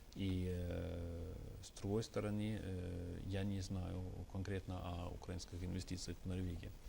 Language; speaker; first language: Russian; non-native, fluent; Norwegian